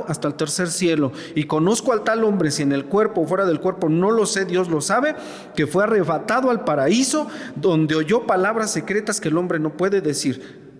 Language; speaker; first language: Spanish; native; Spanish